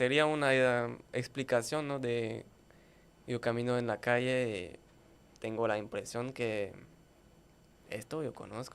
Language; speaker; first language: Spanish; non-native, fluent; French